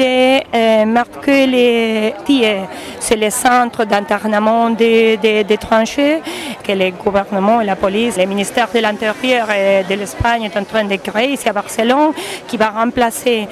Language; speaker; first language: French; non-native, learner; Spanish